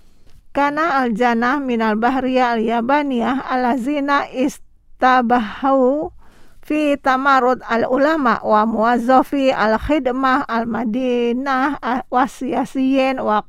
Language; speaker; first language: Arabic; non-native, learner; Indonesian